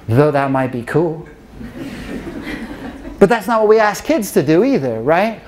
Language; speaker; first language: English; native; English